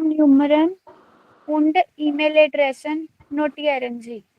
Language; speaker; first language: German; non-native, learner; Hindi